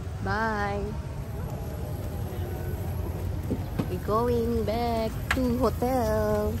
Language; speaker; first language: English; non-native, local second language; Filipino